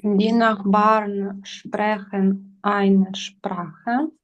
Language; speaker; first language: German; non-native, learner; Ukrainian